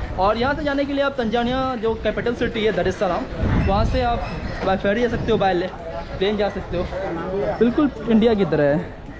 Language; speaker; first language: Hindi; native; Hindi